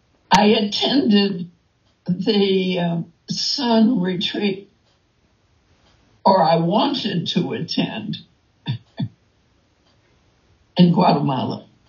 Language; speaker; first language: English; native; English